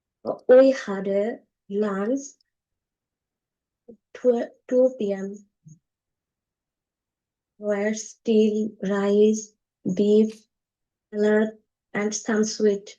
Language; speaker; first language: English; non-native, learner; Bangla